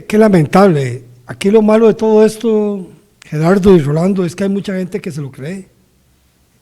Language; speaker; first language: Spanish; native; Spanish